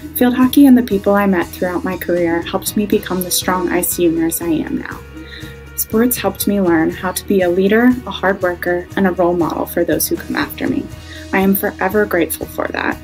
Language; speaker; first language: English; native; English